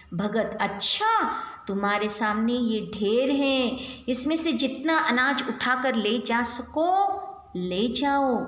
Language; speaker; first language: Hindi; non-native, local second language; Kannada